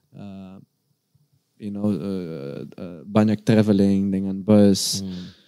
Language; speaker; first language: Indonesian; non-native, learner; Dutch